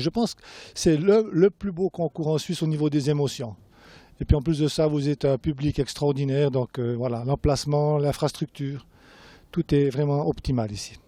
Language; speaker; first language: French; native; French